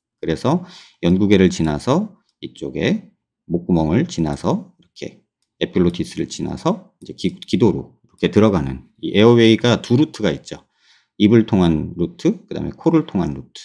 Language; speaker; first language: Korean; native; Korean